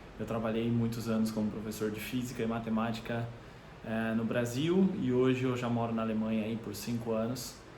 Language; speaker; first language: Portuguese; native; Portuguese